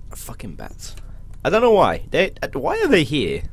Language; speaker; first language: English; native; English